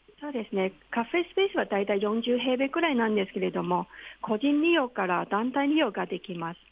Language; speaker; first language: Japanese; non-native, fluent; Cantonese